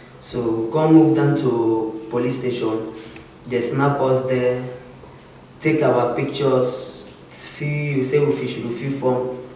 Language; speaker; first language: Nigerian Pidgin; non-native, local second language; Igbo